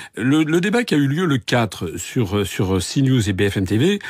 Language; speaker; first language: French; native; French